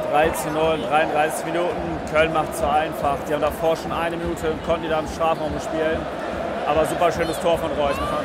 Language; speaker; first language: German; native; German